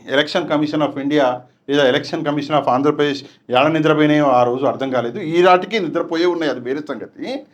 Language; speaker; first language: Telugu; non-native, local second language; Urdu